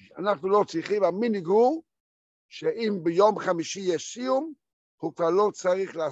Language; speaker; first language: Hebrew; non-native, fluent; Yiddish